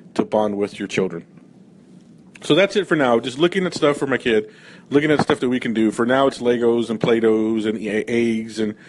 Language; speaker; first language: English; native; English